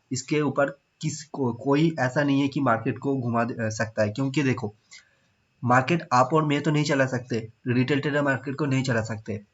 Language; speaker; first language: Hindi; non-native, local second language; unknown